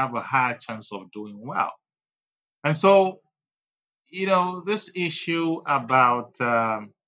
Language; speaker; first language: English; non-native, local second language; Ewe